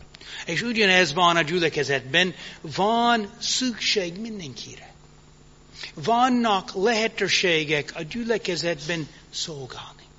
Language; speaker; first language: Hungarian; early bilingual, heritage; English